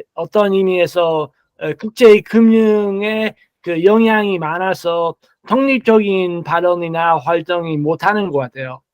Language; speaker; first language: Korean; non-native, fluent; English